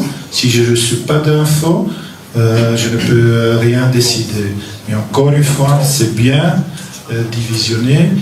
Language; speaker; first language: French; non-native, local second language; Dutch